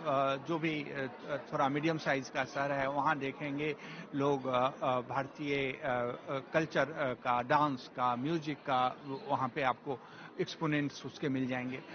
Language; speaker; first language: Hindi; native; Hindi